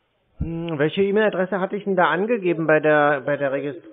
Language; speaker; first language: German; native; German